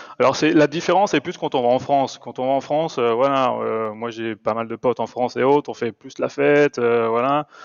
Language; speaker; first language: French; native; French